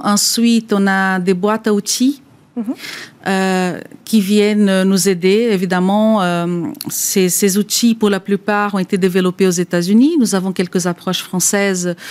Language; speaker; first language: French; non-native, fluent; Portuguese